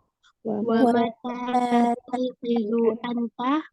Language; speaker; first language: Arabic; non-native, learner; Indonesian